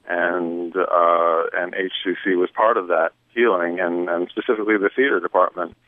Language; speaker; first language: English; native; English